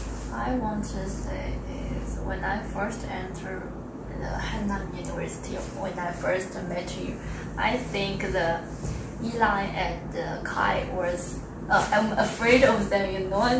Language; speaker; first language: English; non-native, learner; Chinese